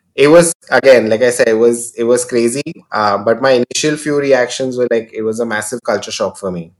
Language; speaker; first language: English; non-native, local second language; Hindi